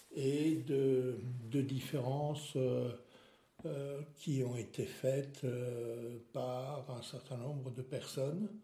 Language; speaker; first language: French; non-native, local second language; Swiss German